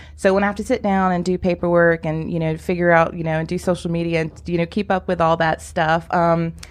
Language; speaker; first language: English; native; English